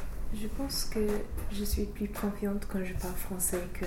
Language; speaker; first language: French; non-native, fluent; English